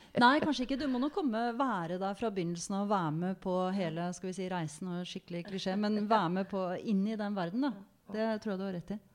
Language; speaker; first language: Norwegian; native; Norwegian